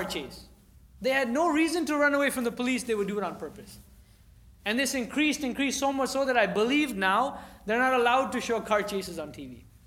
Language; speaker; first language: English; native; English